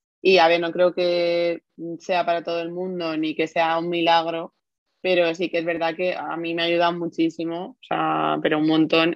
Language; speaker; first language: Spanish; native; Spanish